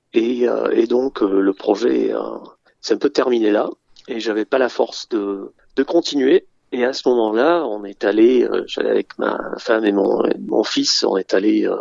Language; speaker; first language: French; early bilingual, other home language; English